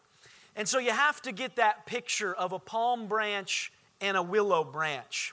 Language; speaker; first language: English; native; English